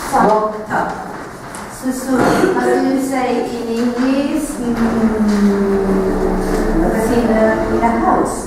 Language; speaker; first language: English; non-native, fluent; Spanish